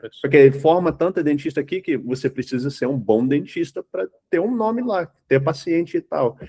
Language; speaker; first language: Portuguese; non-native, fluent; English